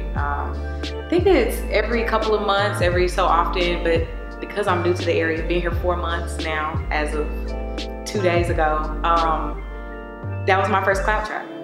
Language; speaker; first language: English; native; English